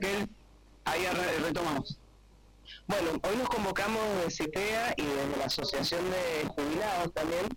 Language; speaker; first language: Spanish; native; Spanish